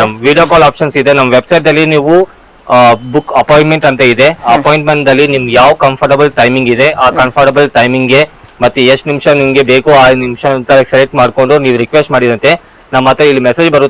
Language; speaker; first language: Kannada; non-native, local second language; Telugu